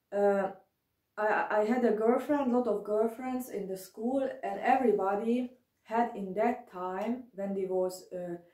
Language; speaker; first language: English; non-native, learner; German